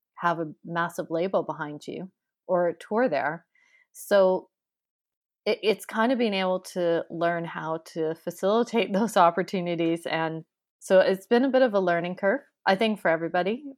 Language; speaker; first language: English; native; English